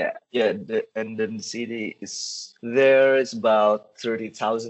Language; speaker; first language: English; non-native, learner; Indonesian